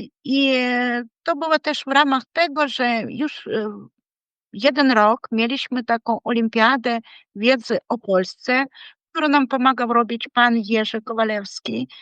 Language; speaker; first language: Polish; non-native, fluent; Ukrainian